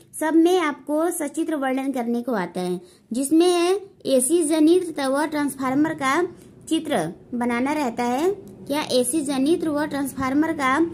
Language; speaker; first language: Hindi; native; Hindi